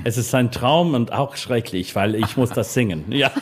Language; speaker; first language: German; non-native, fluent; English